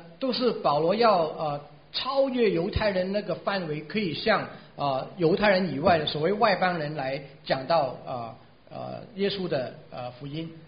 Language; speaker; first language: Chinese; non-native, local second language; Cantonese